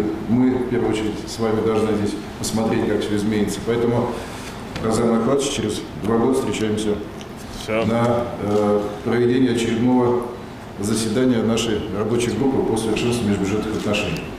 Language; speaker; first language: Russian; native; Russian